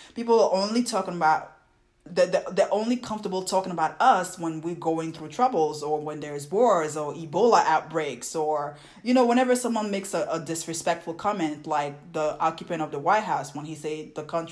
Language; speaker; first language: English; non-native, fluent; French